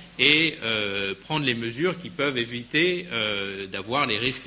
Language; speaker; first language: French; native; French